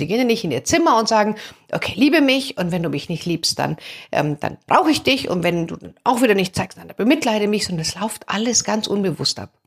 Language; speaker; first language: German; native; German